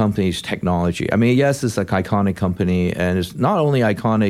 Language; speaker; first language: English; non-native, local second language; Cantonese